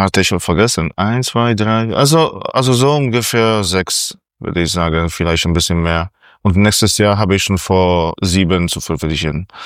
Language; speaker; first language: German; non-native, fluent; Polish